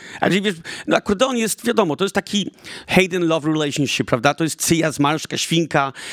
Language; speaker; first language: Polish; early bilingual, heritage; Polish